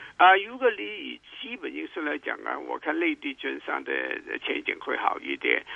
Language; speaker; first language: Chinese; non-native, local second language; Cantonese